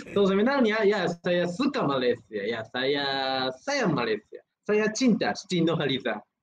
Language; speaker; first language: Malay; non-native, learner; Japanese